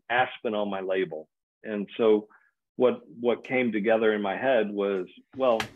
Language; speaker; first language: English; native; English